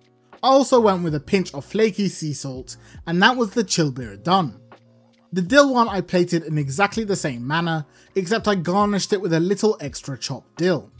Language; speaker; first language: English; native; English